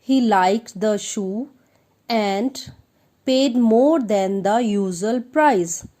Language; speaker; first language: English; non-native, local second language; Punjabi